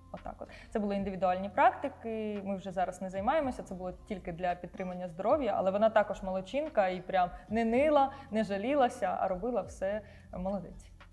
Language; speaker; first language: Ukrainian; non-native, local second language; Russian